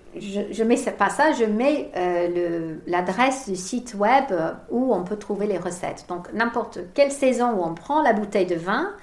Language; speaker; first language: French; non-native, fluent; English